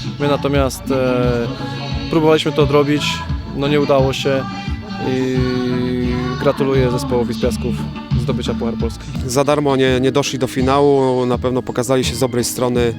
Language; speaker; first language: Polish; native; Polish